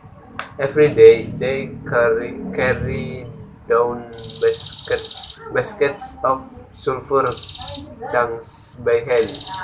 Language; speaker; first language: English; non-native, learner; Indonesian